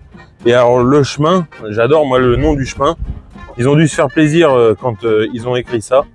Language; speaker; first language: French; native; French